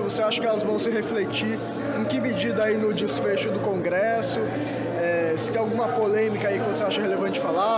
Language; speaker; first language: Portuguese; native; Portuguese